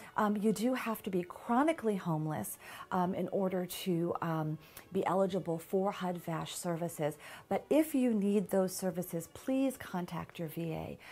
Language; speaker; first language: English; native; English